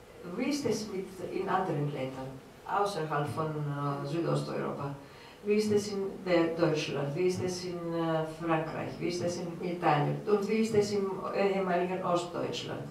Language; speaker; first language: German; non-native, fluent; Greek